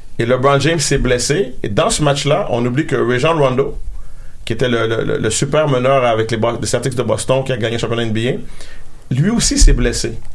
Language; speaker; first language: French; native; French